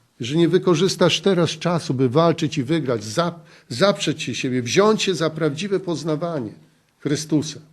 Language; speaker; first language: Polish; native; Polish